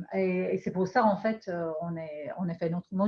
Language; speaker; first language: French; non-native, fluent; English